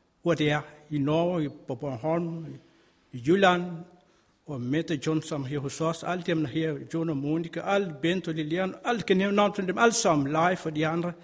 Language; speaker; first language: Danish; non-native, learner; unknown